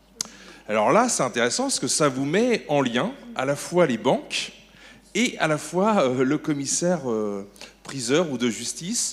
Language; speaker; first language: French; native; French